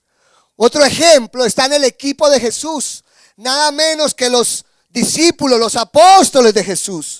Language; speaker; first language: Spanish; native; Spanish